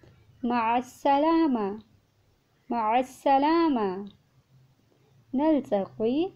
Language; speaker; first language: Arabic; non-native, fluent; Urdu